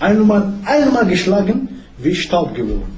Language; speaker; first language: German; non-native, learner; Arabic